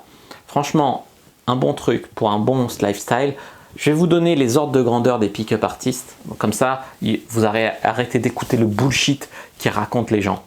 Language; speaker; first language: French; native; French